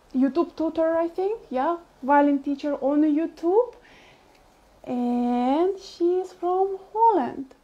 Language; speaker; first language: English; non-native, fluent; Ukrainian